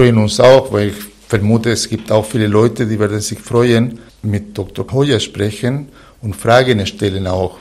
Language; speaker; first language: German; non-native, fluent; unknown